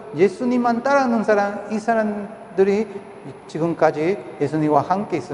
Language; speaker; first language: Korean; non-native, fluent; Spanish